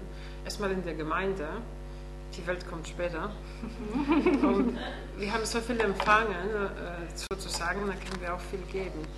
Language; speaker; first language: German; non-native, fluent; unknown